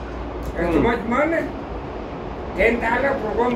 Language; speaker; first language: English; non-native, learner; Spanish